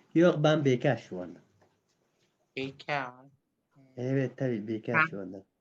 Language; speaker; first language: Turkish; non-native, fluent; Persian